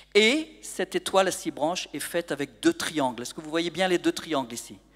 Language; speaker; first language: French; native; French